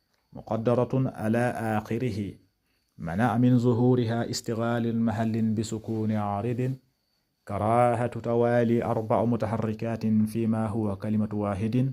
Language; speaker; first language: Arabic; non-native, fluent; Wolof